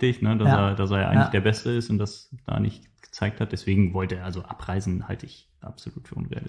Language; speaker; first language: German; native; German